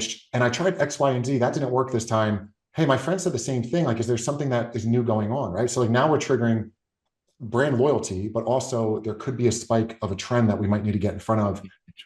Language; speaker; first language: English; native; English